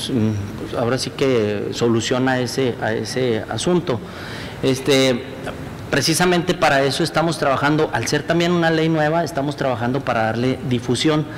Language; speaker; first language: Spanish; native; Spanish